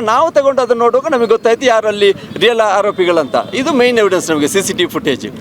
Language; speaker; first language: Kannada; native; Kannada